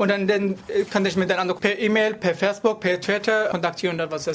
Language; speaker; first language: German; non-native, learner; Arabic